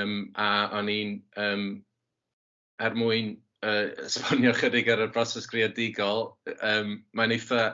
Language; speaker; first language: Welsh; native; Welsh